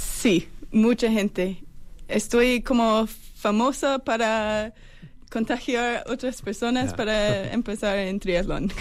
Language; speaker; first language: Spanish; non-native, fluent; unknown